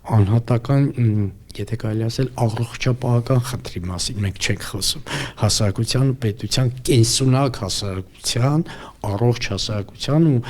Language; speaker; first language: Armenian; native; Armenian